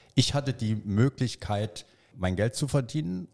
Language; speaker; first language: German; native; German